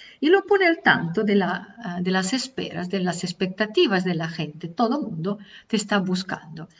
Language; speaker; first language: Spanish; non-native, fluent; Italian